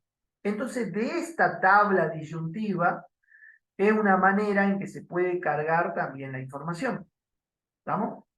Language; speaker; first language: Spanish; native; Spanish